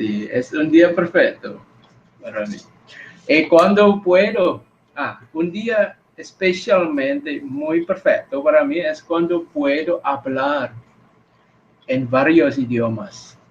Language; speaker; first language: Spanish; non-native, learner; Indonesian